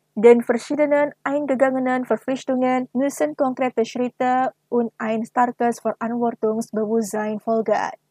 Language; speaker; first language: German; non-native, fluent; Indonesian